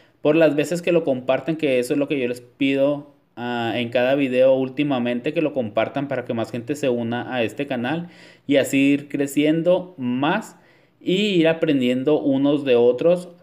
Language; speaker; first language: Spanish; native; Spanish